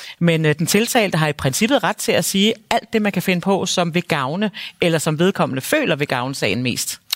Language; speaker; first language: Danish; native; Danish